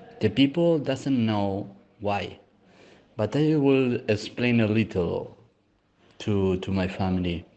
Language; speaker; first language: English; non-native, learner; Spanish